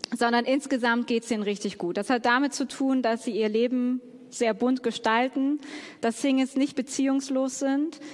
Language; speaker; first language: German; native; German